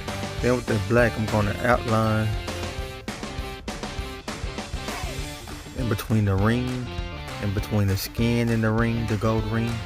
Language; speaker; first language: English; native; English